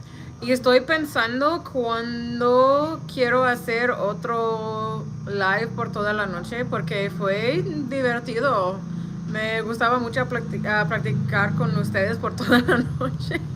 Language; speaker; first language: Spanish; non-native, learner; English